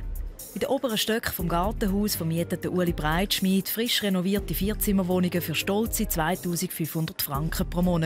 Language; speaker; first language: German; native; German